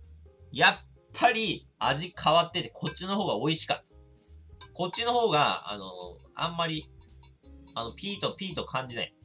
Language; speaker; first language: Japanese; native; Japanese